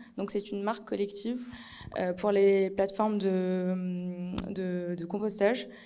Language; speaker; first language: French; non-native, local second language; Arabic